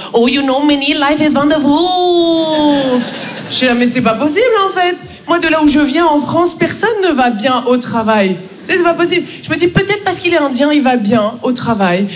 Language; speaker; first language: French; native; French